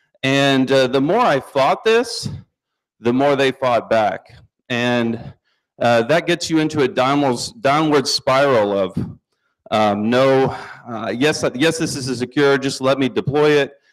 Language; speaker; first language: English; native; English